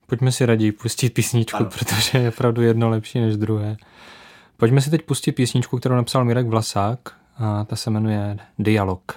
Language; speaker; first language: Czech; native; Czech